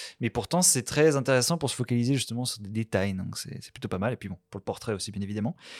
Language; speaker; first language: French; native; French